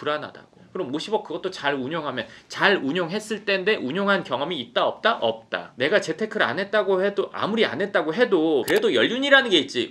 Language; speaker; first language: Korean; native; Korean